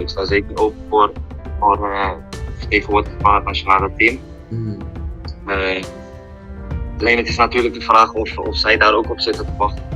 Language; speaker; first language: Dutch; early bilingual, heritage; Dutch